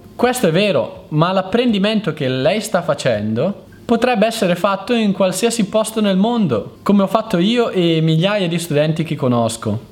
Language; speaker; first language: Italian; native; Italian